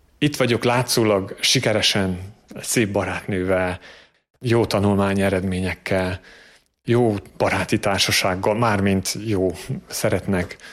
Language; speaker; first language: Hungarian; native; Hungarian